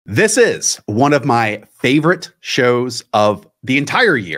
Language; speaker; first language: English; native; English